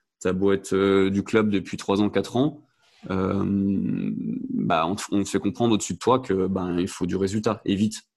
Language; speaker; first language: French; native; French